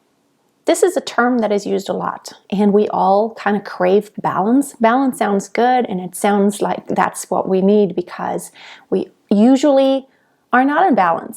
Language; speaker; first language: English; non-native, fluent; German